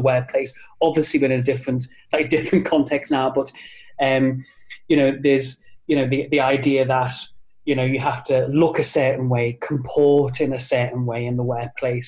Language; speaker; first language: English; native; English